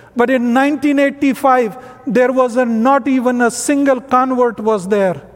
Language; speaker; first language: English; non-native, local second language; Hindi